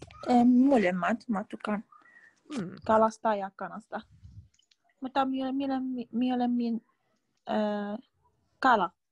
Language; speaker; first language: Finnish; non-native, learner; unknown